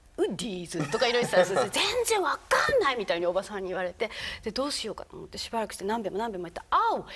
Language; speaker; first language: Japanese; native; Japanese